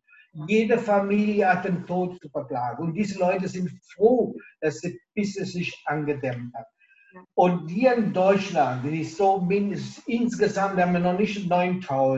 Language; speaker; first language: German; non-native, local second language; Italian